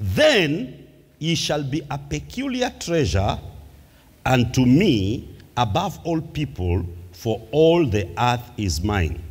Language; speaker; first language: English; non-native, local second language; Swahili